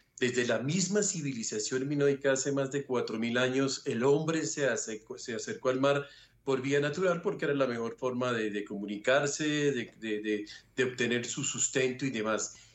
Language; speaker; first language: Spanish; native; Spanish